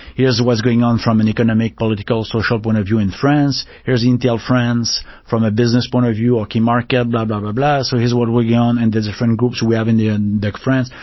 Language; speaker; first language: English; non-native, fluent; French